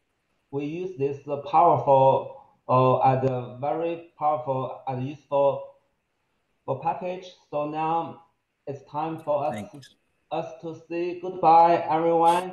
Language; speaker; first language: English; non-native, fluent; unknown